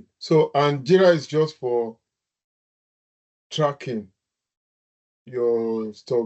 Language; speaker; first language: English; non-native, local second language; Yoruba